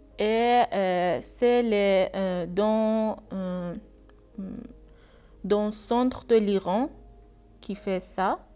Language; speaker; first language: French; non-native, learner; Persian